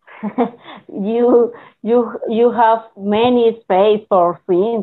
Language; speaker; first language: English; non-native, learner; Spanish